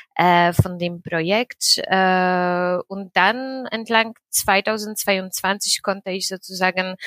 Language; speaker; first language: German; non-native, fluent; Polish